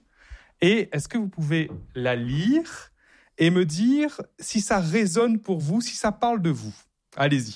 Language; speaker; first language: French; native; French